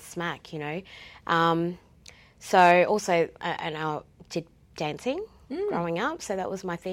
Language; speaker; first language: English; native; English